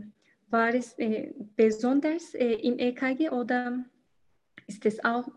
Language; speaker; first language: German; non-native, learner; Turkish